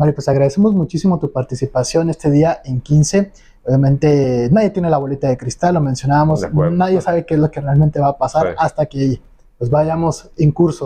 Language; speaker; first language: Spanish; native; Spanish